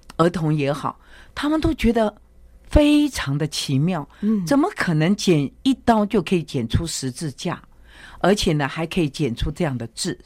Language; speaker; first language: Chinese; native; Chinese